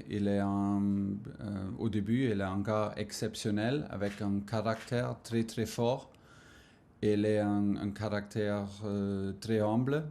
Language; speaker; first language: French; non-native, learner; German